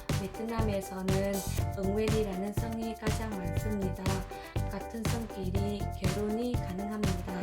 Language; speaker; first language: Korean; non-native, learner; Vietnamese